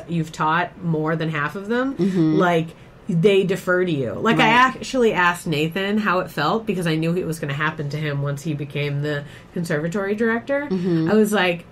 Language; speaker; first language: English; native; English